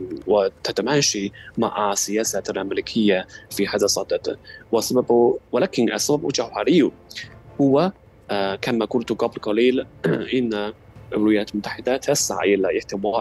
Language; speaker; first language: Arabic; non-native, fluent; Chinese